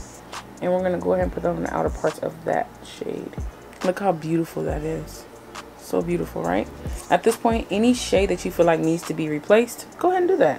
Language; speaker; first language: English; native; English